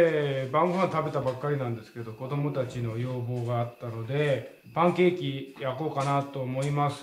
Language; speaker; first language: Japanese; native; Japanese